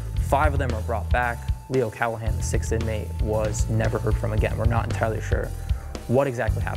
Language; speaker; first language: English; native; English